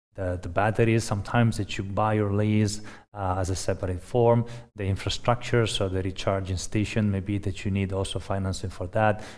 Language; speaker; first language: English; non-native, fluent; Italian